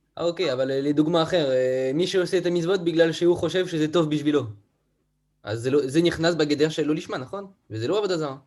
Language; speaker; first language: Hebrew; non-native, fluent; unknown